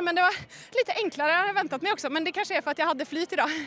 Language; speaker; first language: Swedish; native; Swedish